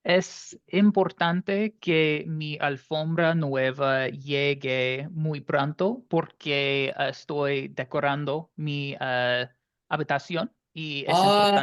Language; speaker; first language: Spanish; non-native, learner; English